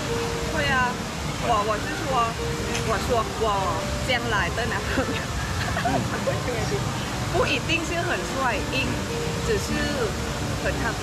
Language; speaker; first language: Chinese; non-native, fluent; Thai